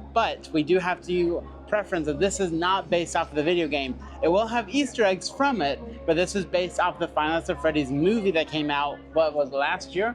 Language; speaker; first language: English; native; English